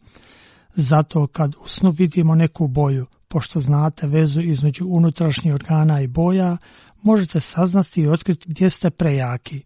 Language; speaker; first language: Croatian; non-native, fluent; Chinese